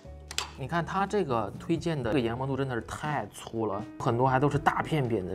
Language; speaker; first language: Chinese; native; Chinese